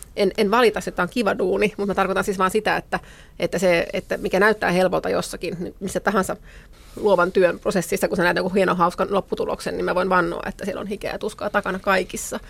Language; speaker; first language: Finnish; native; Finnish